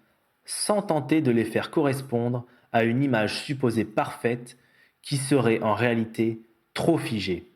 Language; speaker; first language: French; native; French